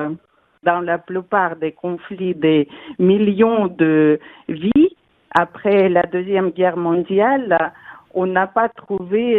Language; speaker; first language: French; non-native, fluent; Russian